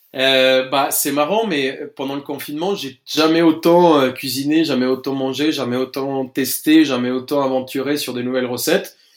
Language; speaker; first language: French; non-native, fluent; Spanish